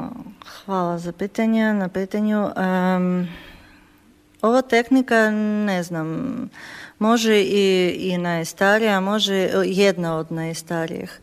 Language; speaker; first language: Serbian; non-native, fluent; Ukrainian